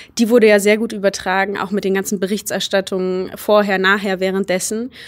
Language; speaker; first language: German; early bilingual, other home language; Polish